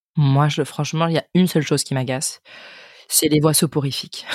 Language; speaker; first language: French; native; French